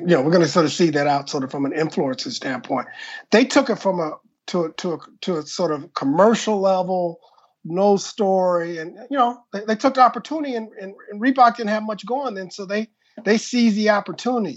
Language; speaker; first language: English; native; English